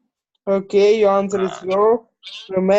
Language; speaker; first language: English; non-native, learner; Ukrainian